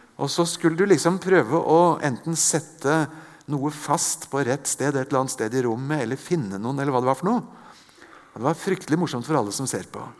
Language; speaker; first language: Norwegian; native; Norwegian